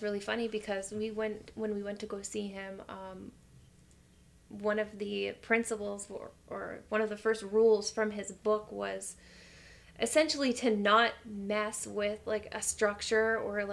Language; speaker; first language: English; native; English